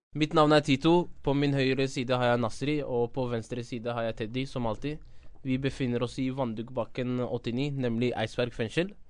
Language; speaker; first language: Norwegian; early bilingual, other home language; Arabic